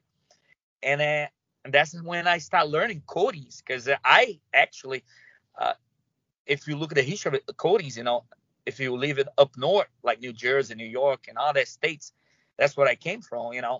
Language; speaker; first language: English; non-native, fluent; Spanish